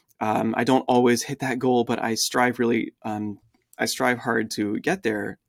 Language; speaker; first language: English; early bilingual, other home language; French